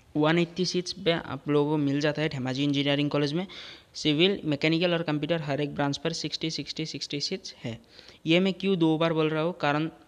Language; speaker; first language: Hindi; non-native, local second language; Assamese